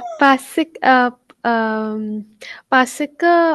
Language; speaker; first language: French; non-native, learner; Hindi